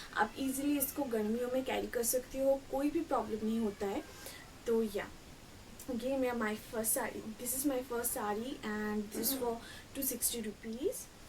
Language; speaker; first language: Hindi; non-native, local second language; Bangla